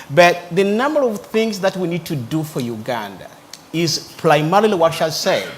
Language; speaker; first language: English; non-native, local second language; Ganda